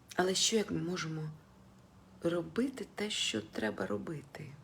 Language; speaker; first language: Ukrainian; non-native, local second language; Russian